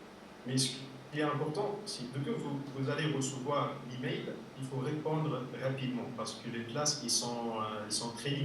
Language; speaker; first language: French; non-native, fluent; Arabic